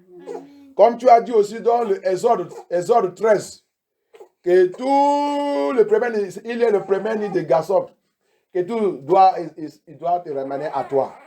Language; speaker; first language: French; non-native, learner; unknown